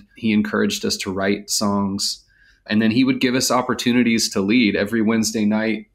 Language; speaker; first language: English; native; English